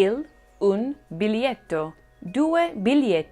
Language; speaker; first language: Italian; non-native, fluent; English